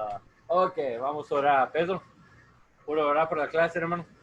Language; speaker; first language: Spanish; non-native, learner; English